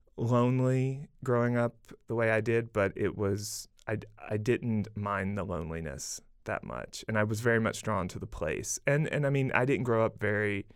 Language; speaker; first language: English; native; English